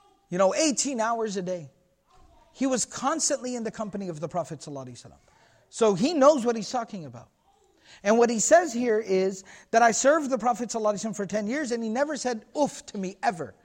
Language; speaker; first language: English; native; English